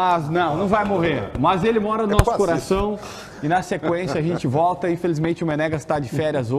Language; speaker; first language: Portuguese; native; Portuguese